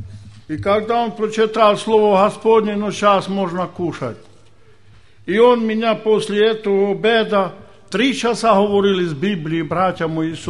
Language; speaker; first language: Ukrainian; non-native, local second language; Romany